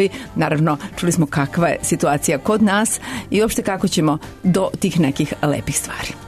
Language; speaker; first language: Serbian; native; Serbian